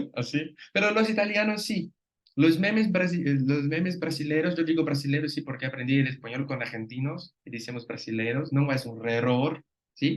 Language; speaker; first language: Spanish; non-native, fluent; Portuguese